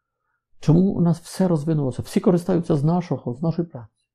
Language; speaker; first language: Ukrainian; non-native, fluent; Polish